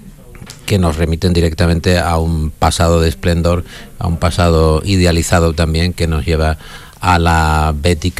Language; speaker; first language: Spanish; native; Spanish